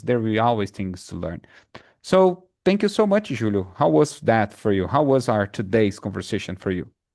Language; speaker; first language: English; non-native, fluent; Portuguese